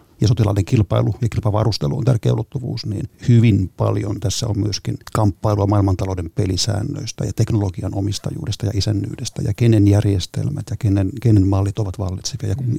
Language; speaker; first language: Finnish; native; Finnish